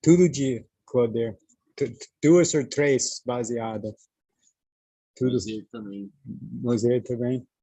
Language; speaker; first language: Portuguese; non-native, learner; English